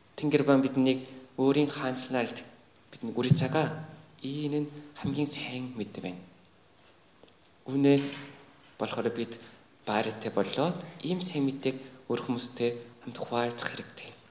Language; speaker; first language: Mongolian; non-native, fluent; Korean